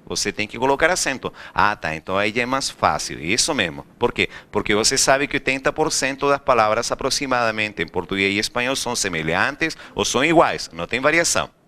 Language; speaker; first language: Portuguese; non-native, fluent; Spanish